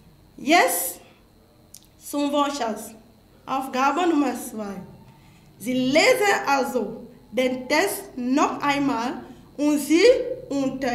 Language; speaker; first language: German; non-native, fluent; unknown